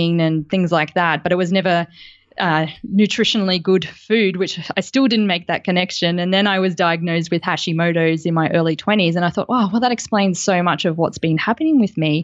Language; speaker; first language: English; native; English